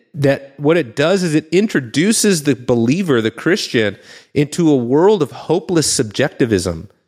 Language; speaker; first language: English; native; English